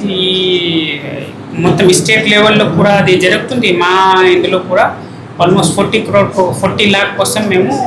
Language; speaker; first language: Telugu; non-native, fluent; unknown